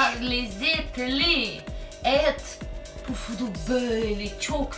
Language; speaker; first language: Turkish; non-native, learner; Russian